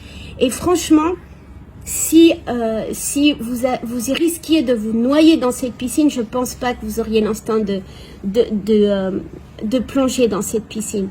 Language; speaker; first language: French; native; French